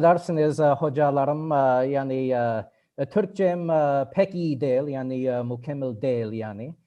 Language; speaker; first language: Turkish; non-native, learner; English